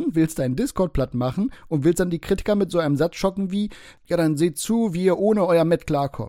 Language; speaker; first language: German; native; German